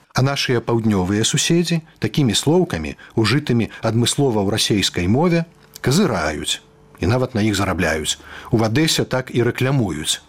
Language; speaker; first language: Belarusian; native; Belarusian